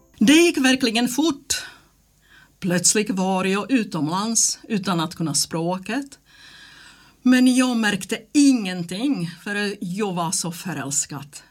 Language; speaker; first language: Swedish; non-native, fluent; Czech